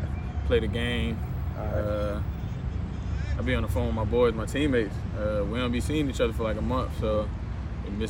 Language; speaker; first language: English; native; English